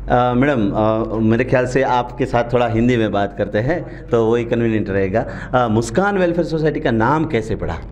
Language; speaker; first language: Hindi; non-native, local second language; Gujarati